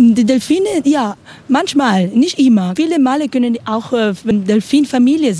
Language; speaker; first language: German; non-native, learner; Spanish